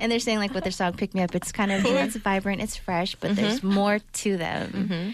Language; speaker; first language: English; early bilingual, other home language; Korean